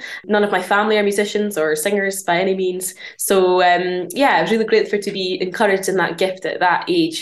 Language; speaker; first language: English; native; English